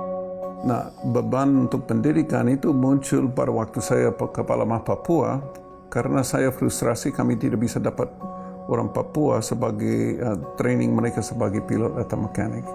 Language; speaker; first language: Indonesian; non-native, fluent; English